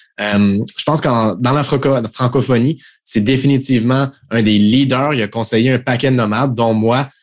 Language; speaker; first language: French; native; French